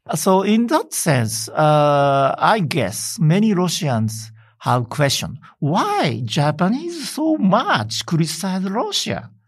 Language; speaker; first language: English; non-native, learner; Japanese